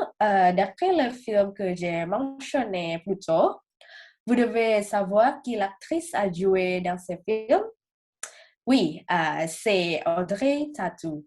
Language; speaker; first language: French; non-native, learner; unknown